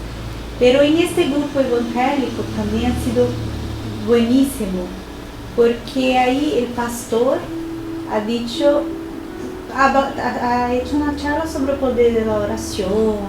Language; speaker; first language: Spanish; non-native, fluent; Portuguese